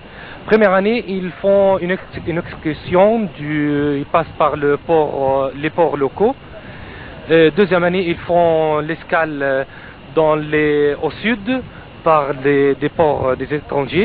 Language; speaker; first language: French; non-native, fluent; Arabic